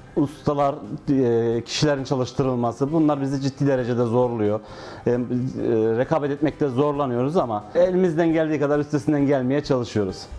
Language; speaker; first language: Turkish; native; Turkish